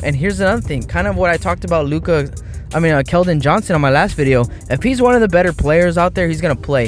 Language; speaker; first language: English; native; English